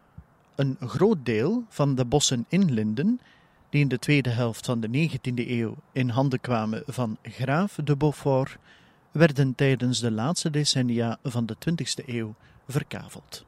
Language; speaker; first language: Dutch; native; Dutch